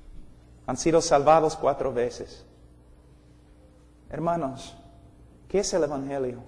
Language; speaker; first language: Spanish; non-native, fluent; English